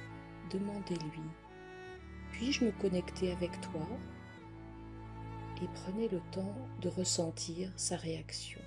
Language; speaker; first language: French; native; French